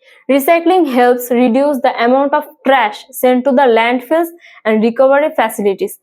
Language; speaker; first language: English; non-native, local second language; Bangla